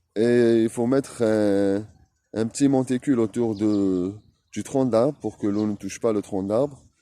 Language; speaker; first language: French; non-native, local second language; Arabic